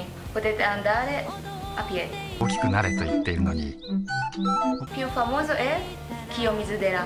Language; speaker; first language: Italian; non-native, learner; Japanese